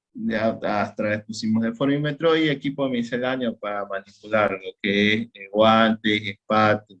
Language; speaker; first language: Spanish; native; Spanish